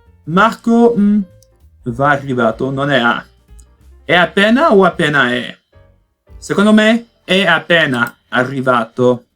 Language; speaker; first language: Italian; non-native, learner; Portuguese